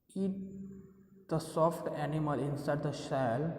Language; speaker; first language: English; non-native, local second language; Gujarati